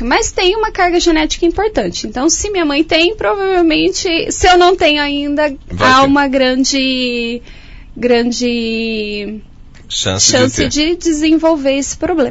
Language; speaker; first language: Portuguese; native; Portuguese